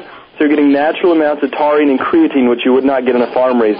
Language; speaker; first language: English; native; English